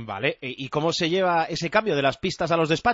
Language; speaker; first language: Spanish; native; Spanish